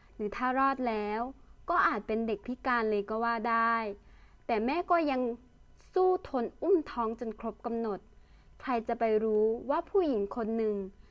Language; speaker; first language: Thai; early bilingual, other home language; Lao